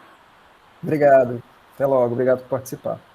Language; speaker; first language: Portuguese; native; Portuguese